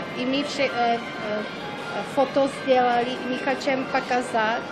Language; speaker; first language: Russian; non-native, learner; Czech